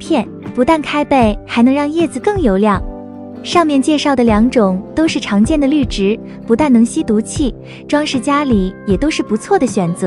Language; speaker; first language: Chinese; native; Chinese